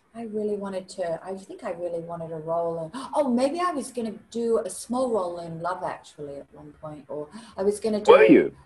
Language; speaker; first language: English; native; English